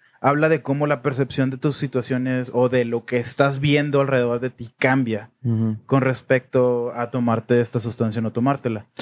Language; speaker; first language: Spanish; native; Spanish